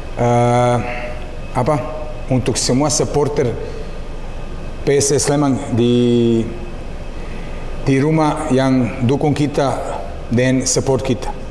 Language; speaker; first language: Indonesian; non-native, learner; Serbian